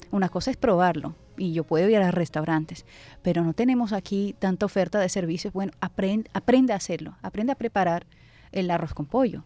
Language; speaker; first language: Spanish; non-native, fluent; Portuguese